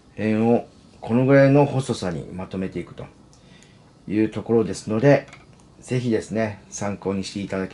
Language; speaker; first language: Japanese; native; Japanese